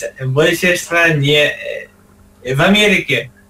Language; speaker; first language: Russian; non-native, learner; English